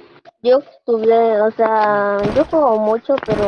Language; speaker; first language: Spanish; native; Spanish